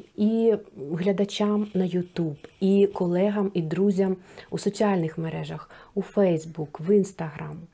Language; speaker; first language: Ukrainian; non-native, local second language; Russian